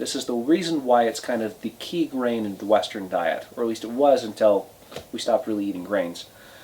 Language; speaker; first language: English; native; English